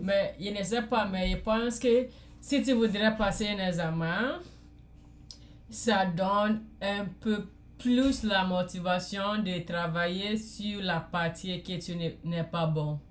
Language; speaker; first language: French; non-native, learner; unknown